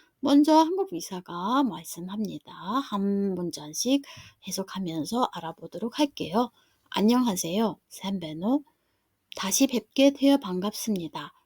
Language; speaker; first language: Korean; non-native, fluent; Mongolian